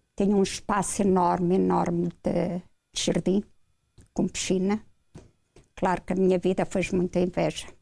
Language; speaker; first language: Portuguese; native; Portuguese